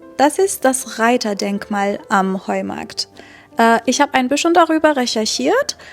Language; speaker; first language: German; non-native, fluent; Persian